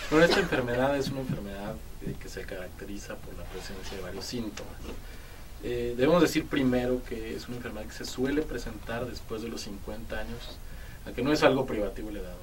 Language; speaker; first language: Spanish; native; Spanish